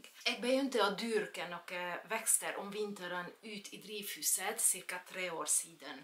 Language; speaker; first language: Norwegian; non-native, fluent; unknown